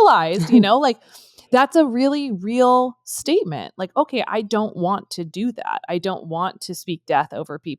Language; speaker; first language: English; native; English